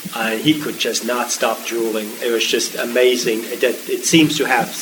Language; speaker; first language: English; non-native, fluent; German